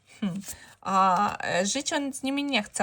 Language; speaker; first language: Polish; non-native, fluent; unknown